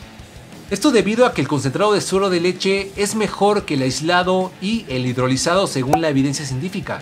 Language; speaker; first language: Spanish; native; Spanish